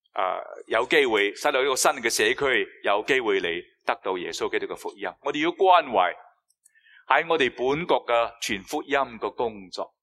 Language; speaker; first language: Cantonese; non-native, fluent; Chinese